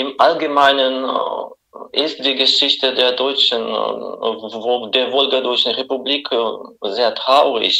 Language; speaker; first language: German; non-native, fluent; Russian